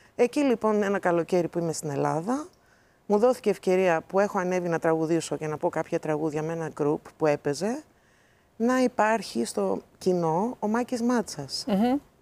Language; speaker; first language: Greek; early bilingual, heritage; Greek